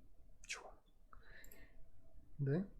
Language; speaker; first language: Korean; non-native, learner; Russian